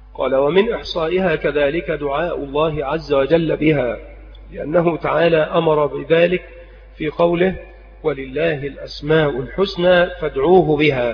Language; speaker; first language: Arabic; native; Arabic